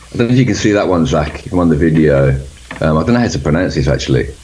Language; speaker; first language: English; native; English